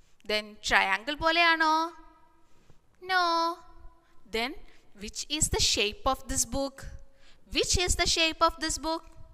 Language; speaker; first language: English; non-native, local second language; Malayalam